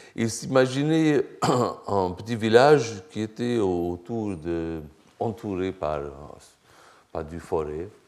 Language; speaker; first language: French; non-native, fluent; Swedish